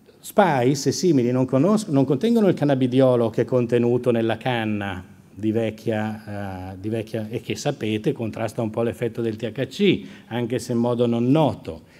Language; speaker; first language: Italian; native; Italian